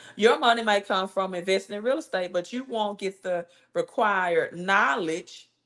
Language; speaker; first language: English; native; English